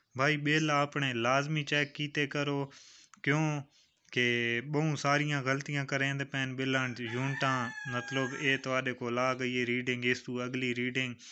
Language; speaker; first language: Punjabi; non-native, local second language; Saraiki